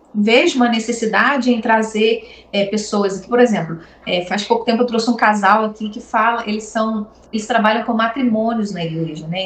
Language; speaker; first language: Portuguese; native; Portuguese